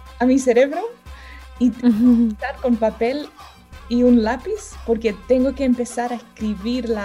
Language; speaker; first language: Spanish; early bilingual, heritage; Spanish